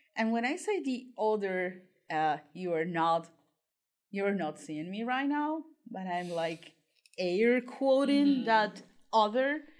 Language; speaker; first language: English; non-native, fluent; Spanish